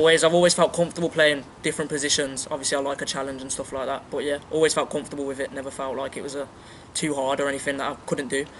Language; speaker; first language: English; native; English